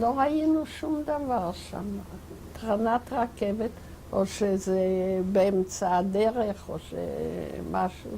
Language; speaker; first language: Hebrew; non-native, fluent; Yiddish